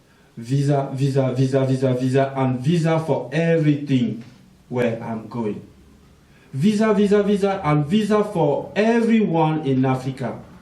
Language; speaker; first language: English; non-native, local second language; French